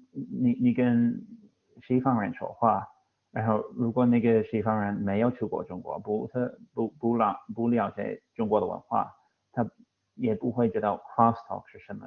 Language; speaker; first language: Chinese; non-native, fluent; English